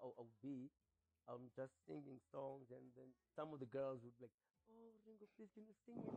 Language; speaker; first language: English; non-native, local second language; Xhosa